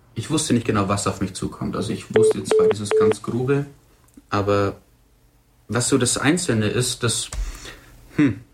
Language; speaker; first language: German; native; German